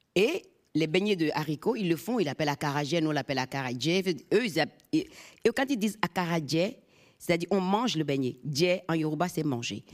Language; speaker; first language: French; non-native, local second language; Fon